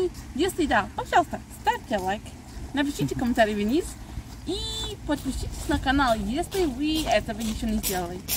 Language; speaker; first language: Russian; non-native, learner; English